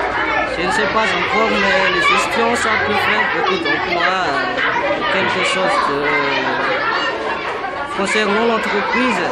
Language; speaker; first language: French; non-native, local second language; Malagasy